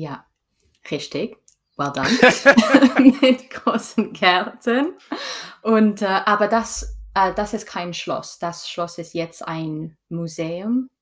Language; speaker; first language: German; non-native, learner; English